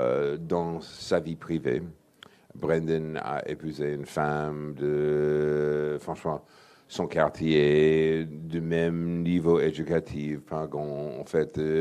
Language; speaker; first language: French; non-native, fluent; English